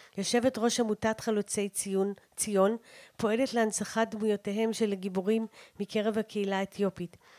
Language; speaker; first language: Hebrew; native; Hebrew